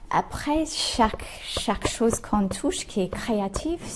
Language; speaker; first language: French; non-native, fluent; English